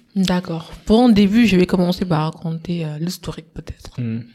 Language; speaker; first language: French; non-native, local second language; Wolof